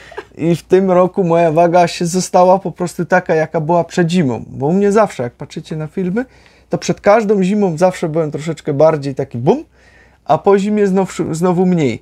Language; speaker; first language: Polish; native; Polish